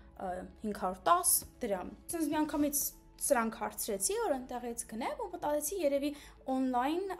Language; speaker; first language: Armenian; early bilingual, heritage; Armenian